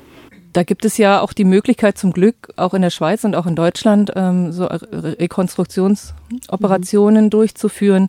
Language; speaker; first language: German; native; German